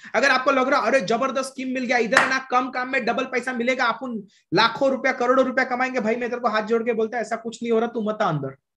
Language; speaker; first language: Hindi; non-native, local second language; Marathi